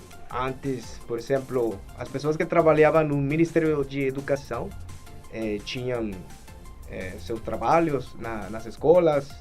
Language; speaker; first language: Portuguese; non-native, fluent; Spanish